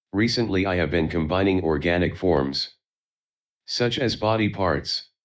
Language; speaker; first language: English; non-native, fluent; Chinese